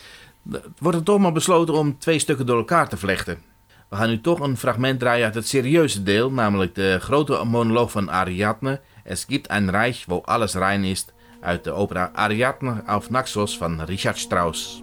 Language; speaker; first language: Dutch; native; Dutch